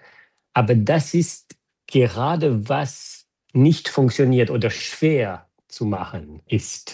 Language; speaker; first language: German; non-native, fluent; French